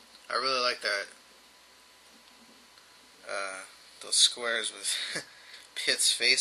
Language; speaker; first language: English; native; English